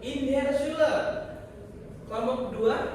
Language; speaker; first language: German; non-native, learner; Indonesian